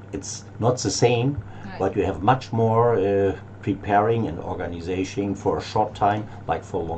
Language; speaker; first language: English; non-native, learner; German